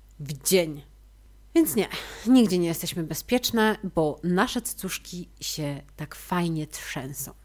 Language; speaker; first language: Polish; native; Polish